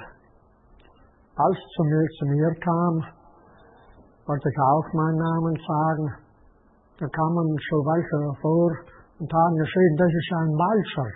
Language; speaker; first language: German; native; German